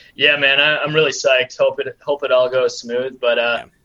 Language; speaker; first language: English; native; English